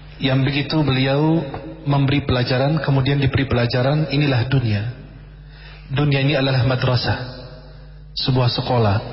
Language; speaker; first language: Indonesian; non-native, fluent; Arabic